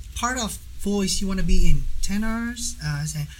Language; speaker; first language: English; non-native, learner; Vietnamese